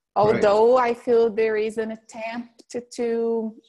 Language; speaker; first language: English; non-native, fluent; Portuguese